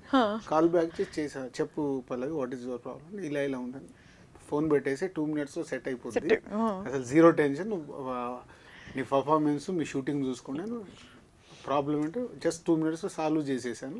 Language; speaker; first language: Telugu; native; Telugu